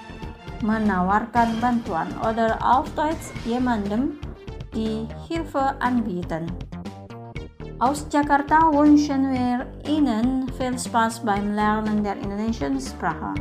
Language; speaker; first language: German; non-native, fluent; Indonesian